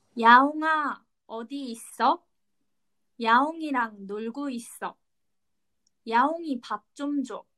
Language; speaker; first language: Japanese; early bilingual, other home language; Korean